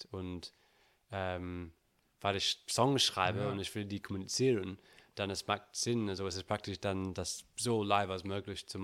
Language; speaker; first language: German; non-native, learner; English